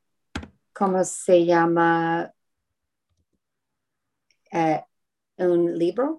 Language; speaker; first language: Spanish; non-native, learner; English